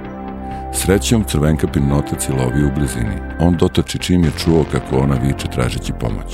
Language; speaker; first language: Serbian; native; Serbian